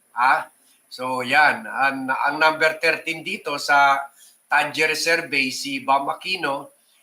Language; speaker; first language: Filipino; native; Filipino